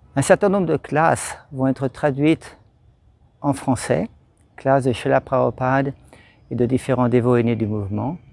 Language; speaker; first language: French; native; French